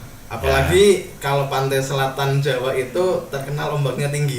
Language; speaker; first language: Indonesian; native; Indonesian